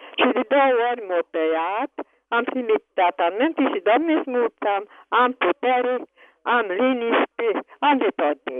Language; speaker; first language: Romanian; non-native, local second language; Hungarian